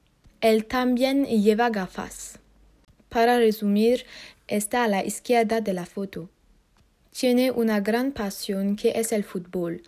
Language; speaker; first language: Spanish; non-native, learner; French